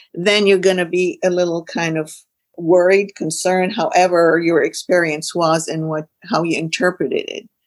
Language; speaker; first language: English; non-native, fluent; Arabic